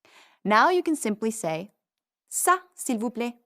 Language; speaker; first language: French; non-native, fluent; English